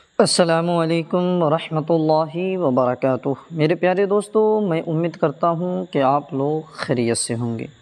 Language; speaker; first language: Urdu; native; Urdu